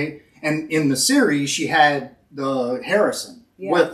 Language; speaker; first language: English; native; English